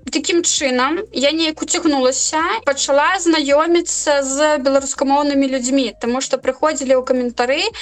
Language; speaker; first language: Belarusian; non-native, local second language; Russian